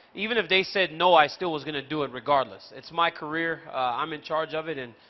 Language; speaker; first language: English; native; English